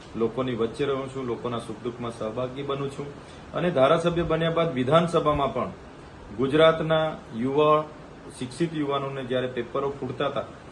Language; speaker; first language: Gujarati; non-native, local second language; Vasavi